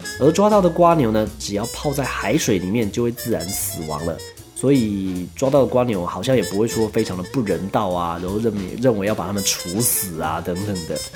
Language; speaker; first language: Chinese; native; Chinese